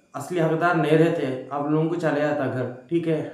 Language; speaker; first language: Hindi; non-native, local second language; Telugu